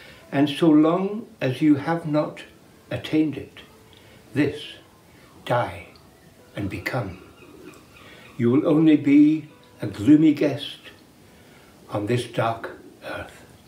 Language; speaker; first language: English; native; English